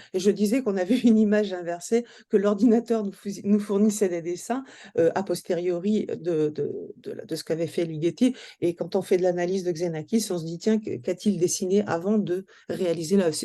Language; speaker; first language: French; native; French